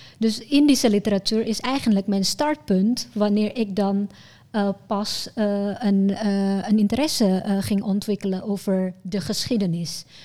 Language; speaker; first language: Dutch; non-native, fluent; Indonesian